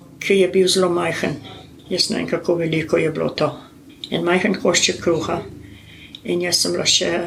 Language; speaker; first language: Slovenian; native; Slovenian